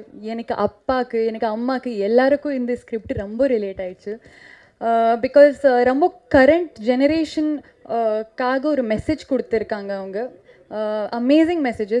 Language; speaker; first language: Tamil; non-native, fluent; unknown